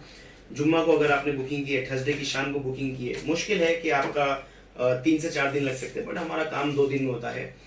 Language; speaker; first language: Hindi; native; Hindi